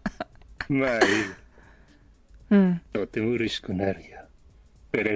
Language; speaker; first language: Japanese; non-native, learner; English